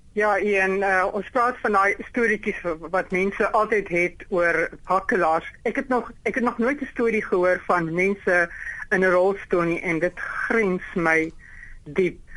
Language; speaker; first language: Afrikaans; non-native, local second language; English